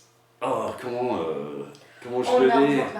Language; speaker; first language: French; non-native, fluent; English